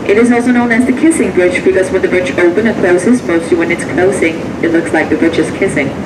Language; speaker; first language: English; non-native, fluent; Danish